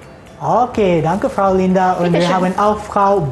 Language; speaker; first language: German; non-native, learner; Malay